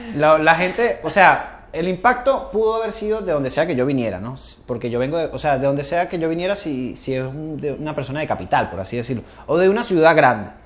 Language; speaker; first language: Spanish; native; Spanish